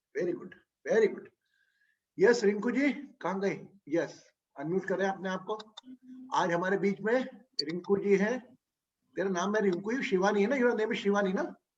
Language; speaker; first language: Hindi; native; Hindi